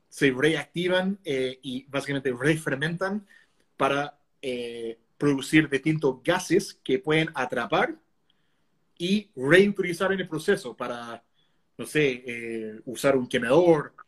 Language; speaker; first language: Spanish; non-native, fluent; English